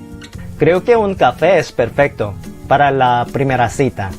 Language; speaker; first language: Spanish; non-native, fluent; Korean